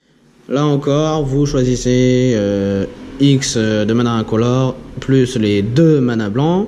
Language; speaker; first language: French; native; French